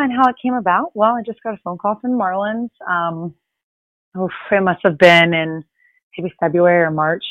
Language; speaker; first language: English; early bilingual, other home language; Spanish